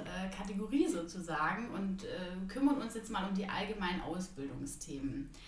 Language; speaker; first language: German; native; German